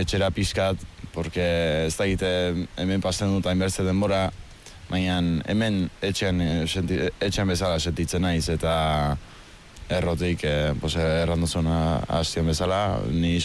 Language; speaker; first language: Basque; early bilingual, heritage; Basque